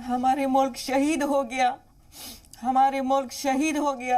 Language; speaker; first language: Hindi; non-native, learner; Persian